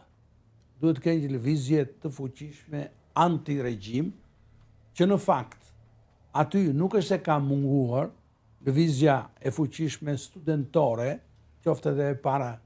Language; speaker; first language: Albanian; native; Albanian